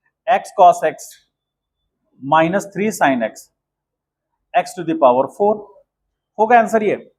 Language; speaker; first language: Hindi; native; Hindi